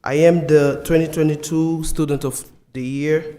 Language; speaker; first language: English; non-native, fluent; Portuguese